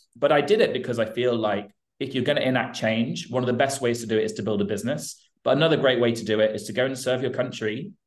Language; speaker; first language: English; native; English